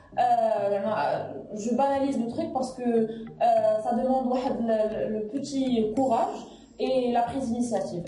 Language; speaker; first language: French; non-native, local second language; Arabic